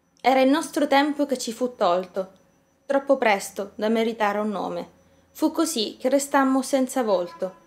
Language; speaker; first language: Italian; native; Italian